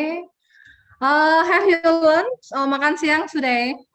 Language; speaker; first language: English; non-native, learner; Indonesian